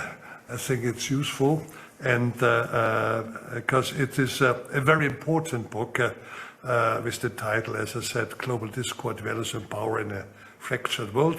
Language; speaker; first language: English; non-native, fluent; German